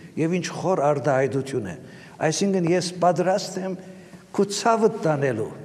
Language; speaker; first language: Armenian; early bilingual, heritage; Armenian